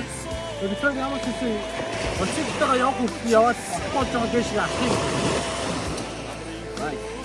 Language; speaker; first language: Mongolian; native; Mongolian